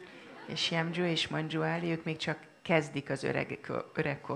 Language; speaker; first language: Hungarian; native; Hungarian